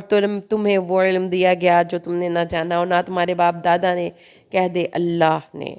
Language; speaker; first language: Urdu; native; Urdu